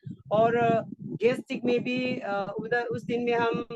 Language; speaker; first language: Hindi; non-native, local second language; Garo